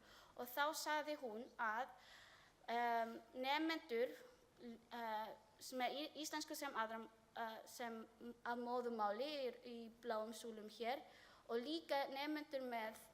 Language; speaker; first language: Icelandic; non-native, learner; Filipino